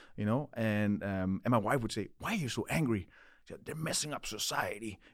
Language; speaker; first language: English; non-native, fluent; Dutch